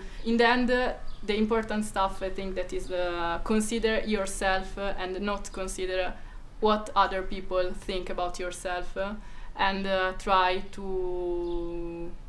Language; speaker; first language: English; non-native, fluent; Italian